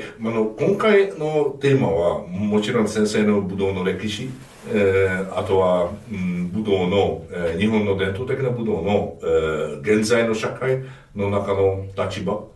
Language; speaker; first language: Japanese; non-native, fluent; Hungarian